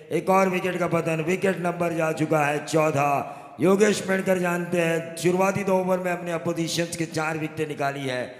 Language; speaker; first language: Hindi; non-native, local second language; Marathi